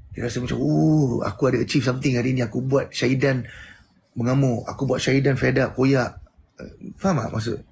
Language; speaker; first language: Malay; native; Malay